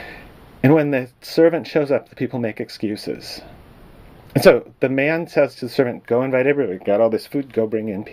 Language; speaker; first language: English; native; English